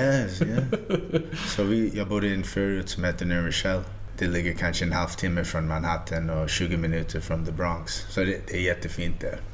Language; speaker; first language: Swedish; early bilingual, heritage; Swedish